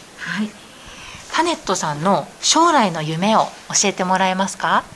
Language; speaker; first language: Japanese; native; Japanese